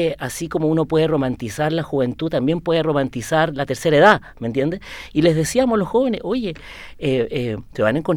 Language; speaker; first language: Spanish; native; Spanish